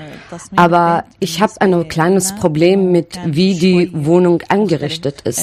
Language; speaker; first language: German; non-native, learner; Arabic